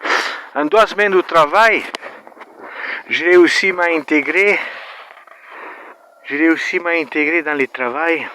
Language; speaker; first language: French; non-native, learner; Romanian